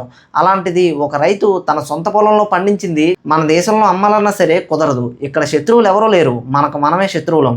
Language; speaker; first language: Telugu; native; Telugu